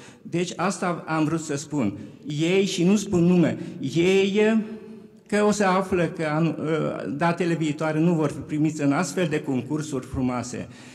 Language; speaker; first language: Romanian; non-native, local second language; Hungarian